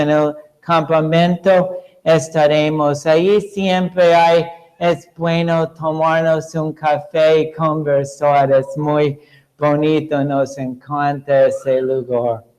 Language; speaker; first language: Spanish; non-native, fluent; English